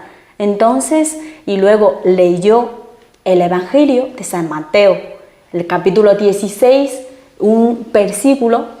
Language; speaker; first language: Spanish; non-native, fluent; Chinese